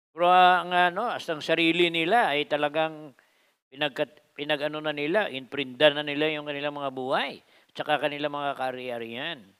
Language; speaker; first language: Filipino; non-native, local second language; Cebuano